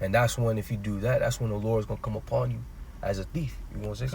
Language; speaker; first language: English; native; English